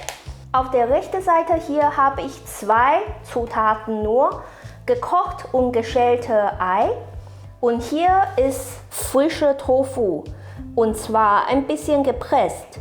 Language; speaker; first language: German; non-native, fluent; Chinese